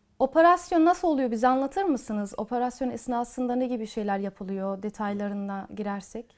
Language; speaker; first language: Turkish; early bilingual, heritage; Turkish